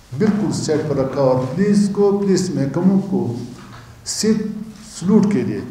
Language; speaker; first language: Urdu; non-native, local second language; Baluchi